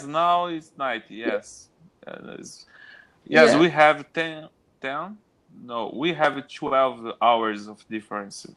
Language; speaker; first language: English; non-native, learner; Portuguese